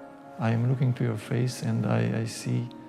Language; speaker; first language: English; non-native, fluent; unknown